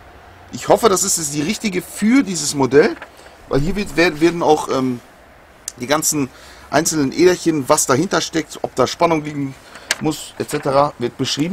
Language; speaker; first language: German; native; German